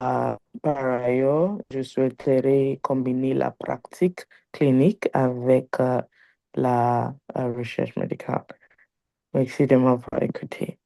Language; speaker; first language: French; non-native, learner; Igbo